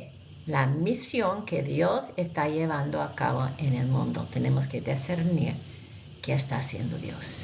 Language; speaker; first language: Spanish; non-native, fluent; English